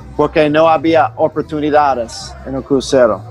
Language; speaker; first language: Spanish; non-native, fluent; English